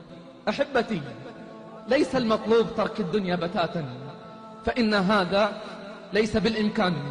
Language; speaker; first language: Arabic; native; Arabic